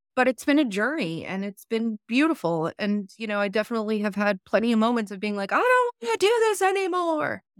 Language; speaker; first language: English; early bilingual, other home language; Italian